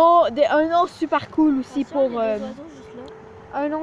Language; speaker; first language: French; native; French